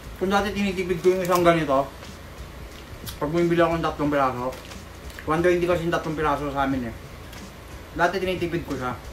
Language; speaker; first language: Filipino; native; Filipino